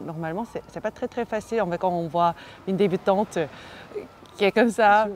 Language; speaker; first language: French; non-native, fluent; Korean